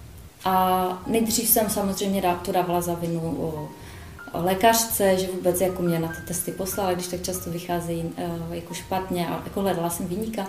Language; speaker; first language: Czech; native; Czech